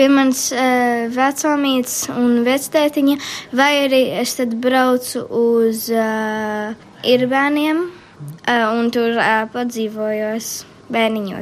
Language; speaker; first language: Latvian; early bilingual, heritage; Latvian